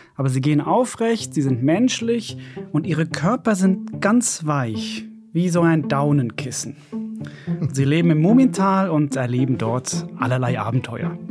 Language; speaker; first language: German; non-native, fluent; Swedish